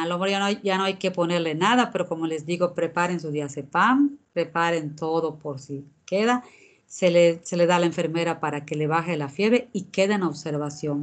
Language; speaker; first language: Spanish; native; Spanish